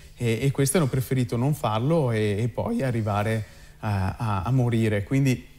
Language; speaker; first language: Italian; native; Italian